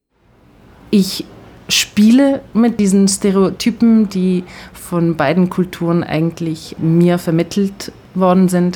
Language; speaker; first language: German; early bilingual, other home language; Turkish